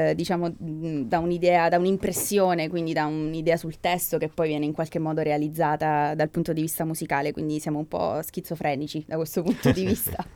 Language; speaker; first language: Italian; native; Italian